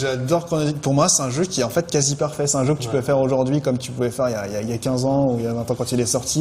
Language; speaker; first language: French; native; French